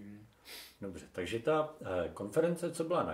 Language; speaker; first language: Czech; native; Czech